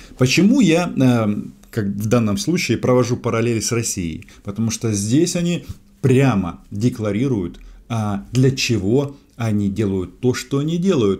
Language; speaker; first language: Russian; native; Russian